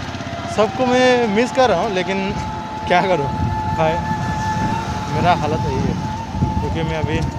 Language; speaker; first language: Hindi; non-native, local second language; Assamese